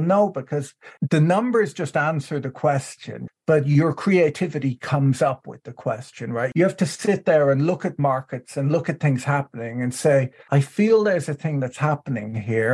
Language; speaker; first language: English; native; English